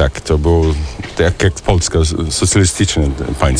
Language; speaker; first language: Polish; early bilingual, heritage; German